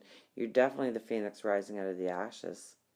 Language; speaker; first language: English; native; English